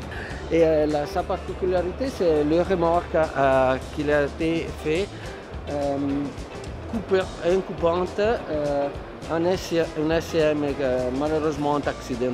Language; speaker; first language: French; non-native, fluent; Italian